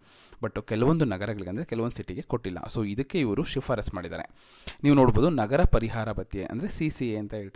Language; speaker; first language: Kannada; native; Kannada